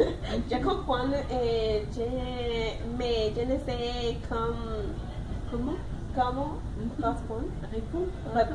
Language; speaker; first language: French; non-native, learner; Spanish